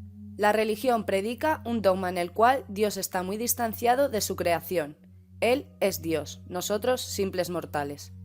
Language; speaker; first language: Spanish; native; Spanish